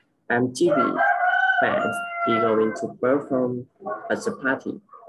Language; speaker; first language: English; non-native, learner; Vietnamese